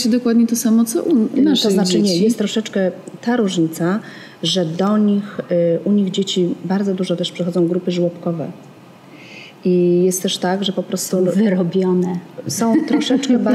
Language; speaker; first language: Polish; native; Polish